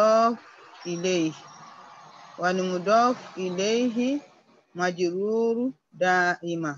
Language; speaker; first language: Arabic; non-native, learner; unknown